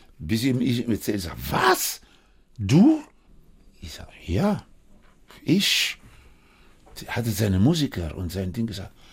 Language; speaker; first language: German; non-native, fluent; Spanish